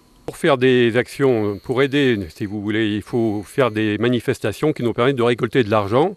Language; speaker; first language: French; native; French